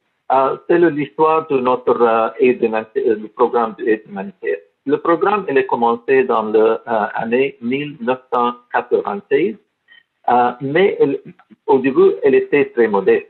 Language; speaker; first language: French; non-native, learner; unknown